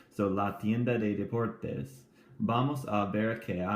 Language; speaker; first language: Spanish; non-native, fluent; English